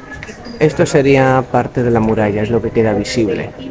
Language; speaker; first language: Spanish; native; Spanish